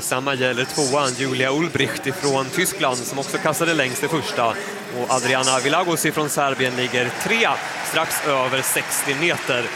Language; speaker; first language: Swedish; native; Swedish